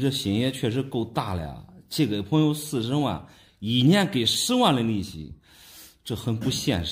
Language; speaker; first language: Chinese; native; Chinese